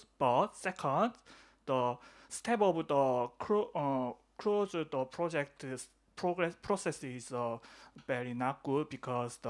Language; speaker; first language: English; non-native, learner; Korean